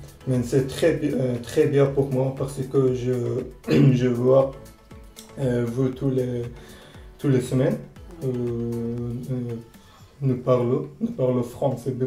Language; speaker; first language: French; non-native, learner; Persian